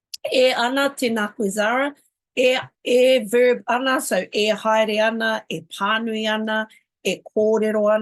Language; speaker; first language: Māori; non-native, local second language; English